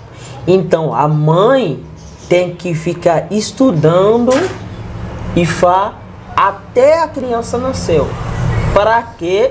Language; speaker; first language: Portuguese; non-native, learner; Yoruba